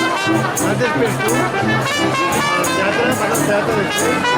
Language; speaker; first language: Catalan; non-native, learner; Italian